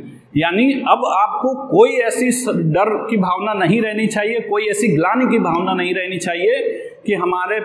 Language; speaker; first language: Hindi; native; Hindi